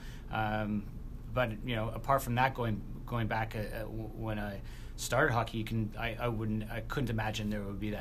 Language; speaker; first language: English; native; English